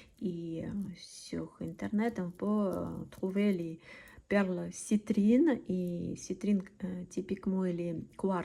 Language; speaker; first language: French; non-native, learner; Russian